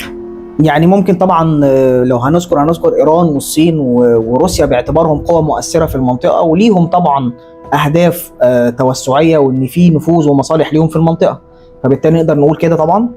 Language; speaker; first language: Arabic; native; Arabic